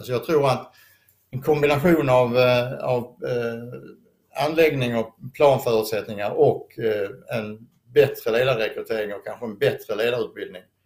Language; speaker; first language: Swedish; native; Swedish